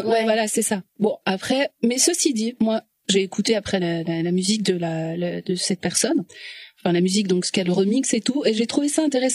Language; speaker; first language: French; native; French